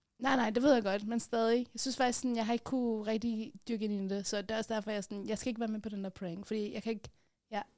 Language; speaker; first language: Danish; early bilingual, other home language; Persian